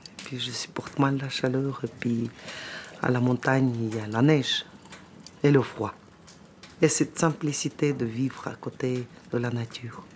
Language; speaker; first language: French; non-native, fluent; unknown